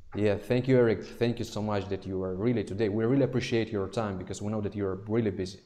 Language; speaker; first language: English; non-native, fluent; Russian